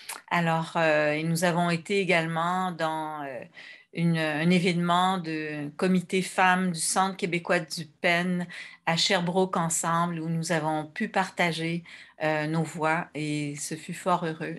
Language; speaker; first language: French; native; French